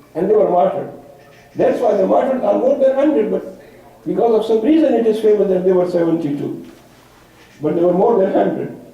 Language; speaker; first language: English; non-native, local second language; Urdu